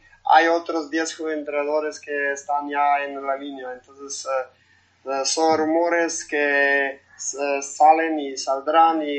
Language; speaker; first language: Spanish; non-native, fluent; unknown